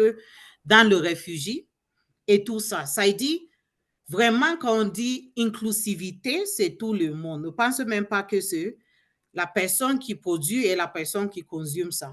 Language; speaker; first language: French; non-native, learner; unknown